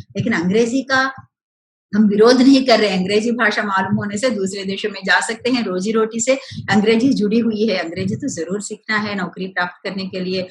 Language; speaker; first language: Hindi; non-native, local second language; Telugu